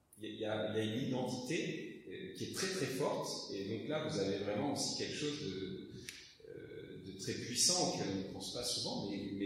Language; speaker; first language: French; native; French